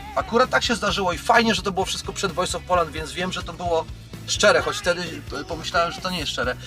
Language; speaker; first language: Polish; native; Polish